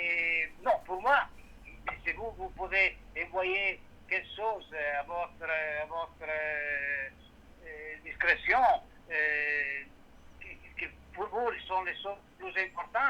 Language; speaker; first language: French; non-native, learner; Italian